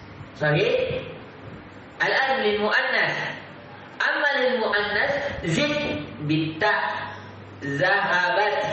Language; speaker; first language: Arabic; non-native, fluent; Indonesian